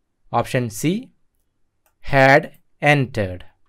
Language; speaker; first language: English; non-native, local second language; Malayalam